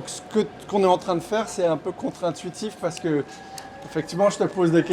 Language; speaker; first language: French; native; French